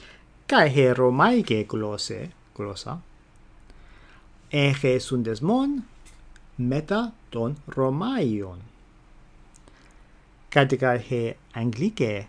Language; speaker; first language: Greek; non-native, fluent; English